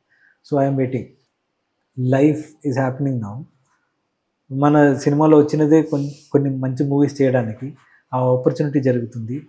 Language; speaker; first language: Telugu; non-native, learner; Malayalam